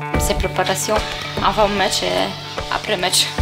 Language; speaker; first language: French; non-native, learner; Polish